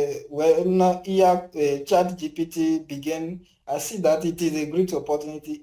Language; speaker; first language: English; non-native, learner; French